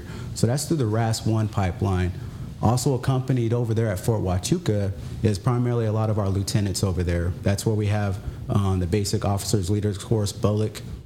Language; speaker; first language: English; native; English